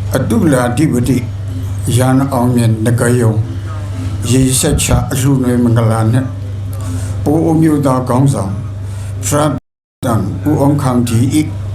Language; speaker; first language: Burmese; non-native, local second language; Pa'o Karen